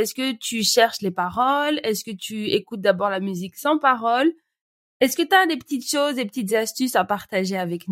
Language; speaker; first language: French; native; French